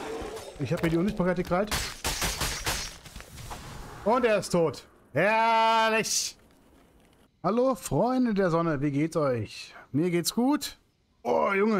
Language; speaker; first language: German; native; German